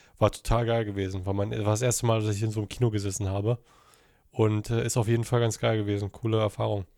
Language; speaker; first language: German; native; German